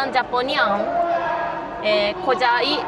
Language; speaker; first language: Persian; non-native, learner; Japanese